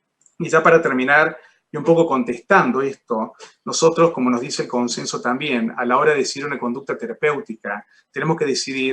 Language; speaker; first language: Spanish; native; Spanish